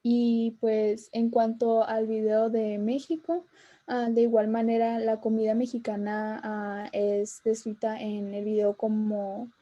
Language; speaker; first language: Spanish; early bilingual, heritage; Spanish